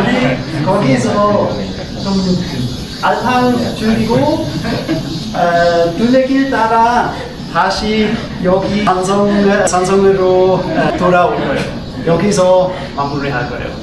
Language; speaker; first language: Korean; non-native, fluent; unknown